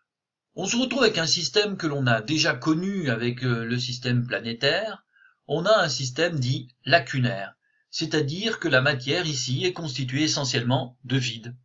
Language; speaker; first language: French; native; French